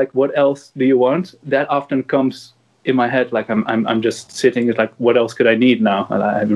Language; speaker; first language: English; non-native, fluent; Dutch